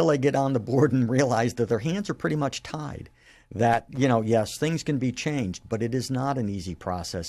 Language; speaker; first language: English; native; English